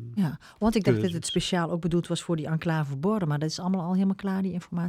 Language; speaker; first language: Dutch; native; Dutch